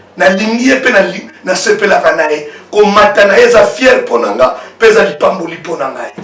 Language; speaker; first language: Lingala; early bilingual, other home language; Kongo